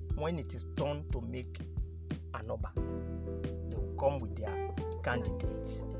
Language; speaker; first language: English; non-native, local second language; Yoruba